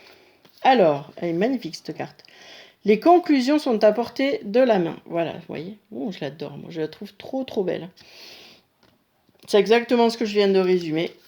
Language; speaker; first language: French; native; French